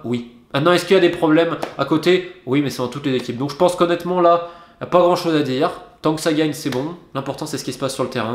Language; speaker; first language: French; native; French